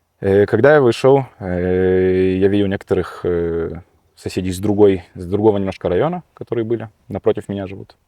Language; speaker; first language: Russian; early bilingual, heritage; Russian